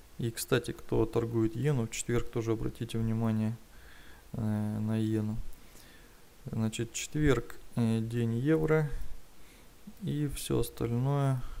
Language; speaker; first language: Russian; native; Russian